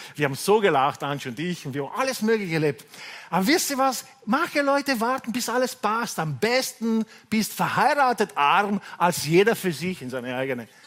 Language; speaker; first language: German; non-native, fluent; Italian